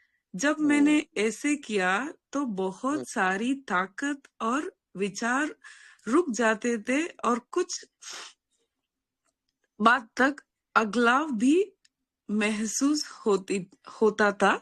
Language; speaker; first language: Hindi; non-native, local second language; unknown